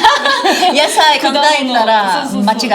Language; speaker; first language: Japanese; non-native, fluent; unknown